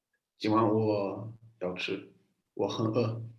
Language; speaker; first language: Chinese; non-native, learner; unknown